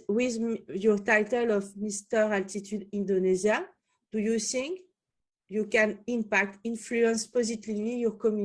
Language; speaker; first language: English; non-native, learner; French